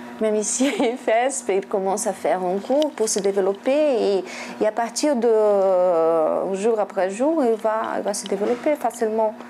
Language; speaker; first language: French; non-native, fluent; Portuguese